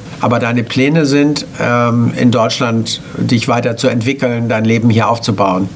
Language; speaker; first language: German; native; German